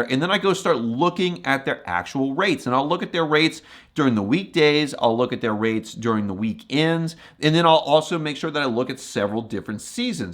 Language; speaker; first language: English; native; English